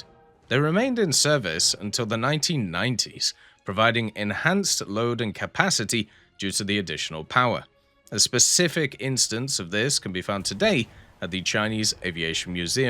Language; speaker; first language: English; native; English